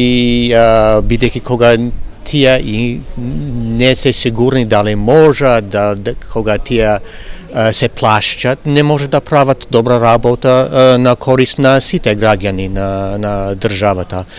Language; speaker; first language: Macedonian; non-native, fluent; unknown